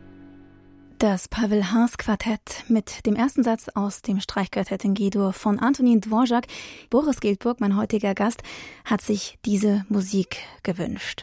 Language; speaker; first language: German; native; German